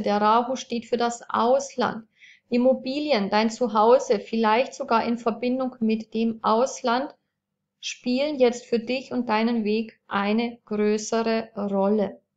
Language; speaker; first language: German; native; German